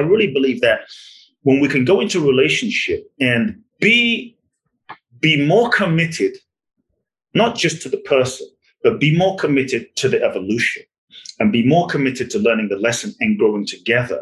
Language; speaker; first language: English; native; English